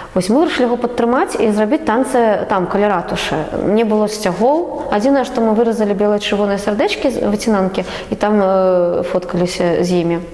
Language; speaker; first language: Belarusian; native; Belarusian